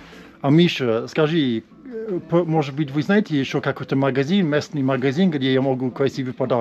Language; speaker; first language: Russian; non-native, learner; English